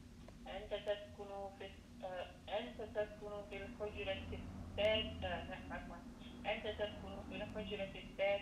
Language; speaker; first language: Arabic; non-native, learner; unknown